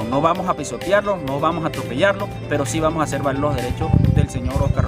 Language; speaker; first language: Spanish; native; Spanish